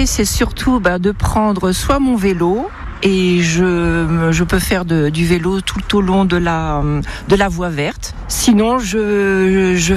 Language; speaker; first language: French; native; French